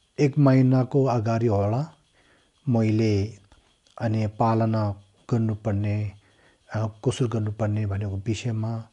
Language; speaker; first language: Nepali; non-native, local second language; Tibetan